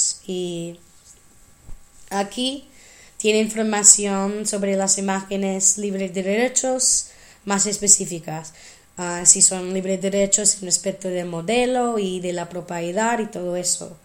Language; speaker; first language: Spanish; non-native, fluent; English